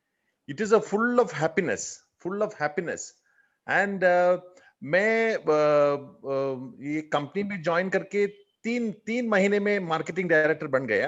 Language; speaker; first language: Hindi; non-native, learner; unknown